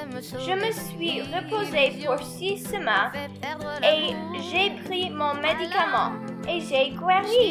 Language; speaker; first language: French; non-native, learner; English